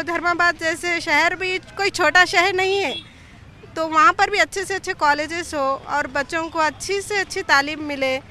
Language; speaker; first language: Hindi; non-native, local second language; Urdu